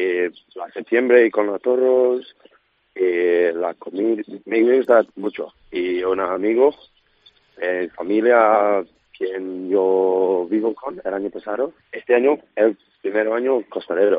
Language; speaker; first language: Spanish; non-native, learner; English